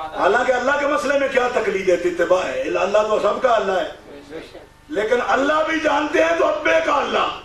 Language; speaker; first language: Urdu; non-native, local second language; Punjabi